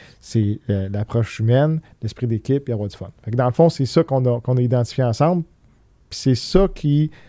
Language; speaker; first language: French; early bilingual, other home language; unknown